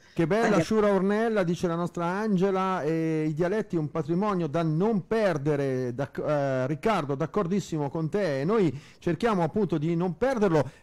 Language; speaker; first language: Italian; native; Italian